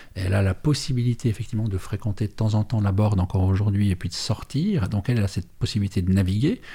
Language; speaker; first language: French; native; French